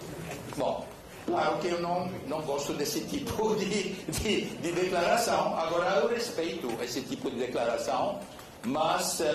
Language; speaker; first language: Portuguese; non-native, fluent; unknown